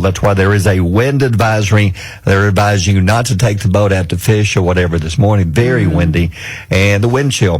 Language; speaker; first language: English; native; English